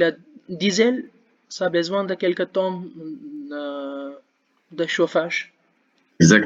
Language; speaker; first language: French; non-native, learner; Hindi